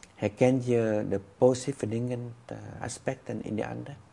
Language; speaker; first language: Dutch; non-native, fluent; Vietnamese